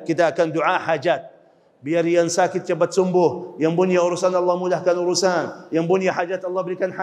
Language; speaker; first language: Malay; non-native, fluent; Arabic